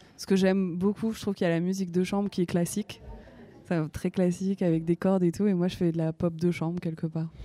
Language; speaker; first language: French; native; French